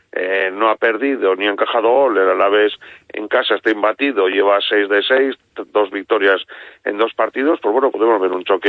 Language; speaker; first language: Spanish; native; Spanish